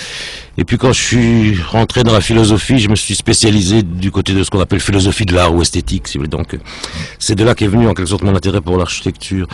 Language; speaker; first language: French; native; French